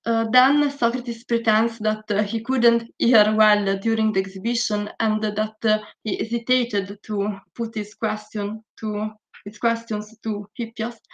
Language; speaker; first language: English; non-native, fluent; Italian